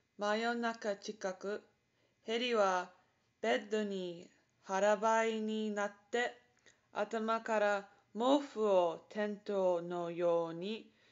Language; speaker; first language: Japanese; non-native, learner; English